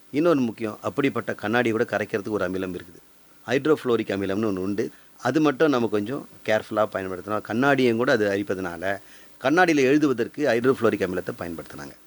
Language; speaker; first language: Tamil; native; Tamil